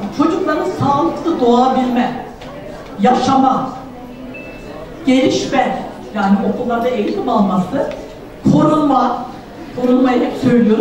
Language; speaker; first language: Turkish; native; Turkish